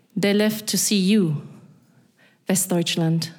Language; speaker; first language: English; non-native, fluent; German